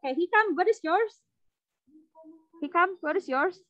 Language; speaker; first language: English; non-native, fluent; Indonesian